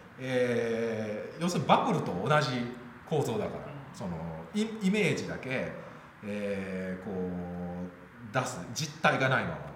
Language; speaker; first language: Japanese; native; Japanese